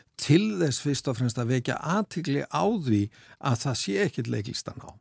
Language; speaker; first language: Icelandic; native; Icelandic